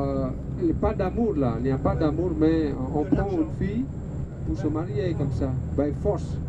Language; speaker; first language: French; non-native, learner; Balinese